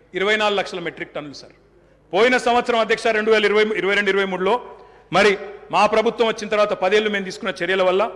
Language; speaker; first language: Telugu; native; Telugu